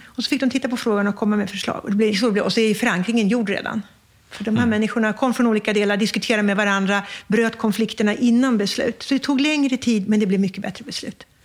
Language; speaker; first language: Swedish; native; Swedish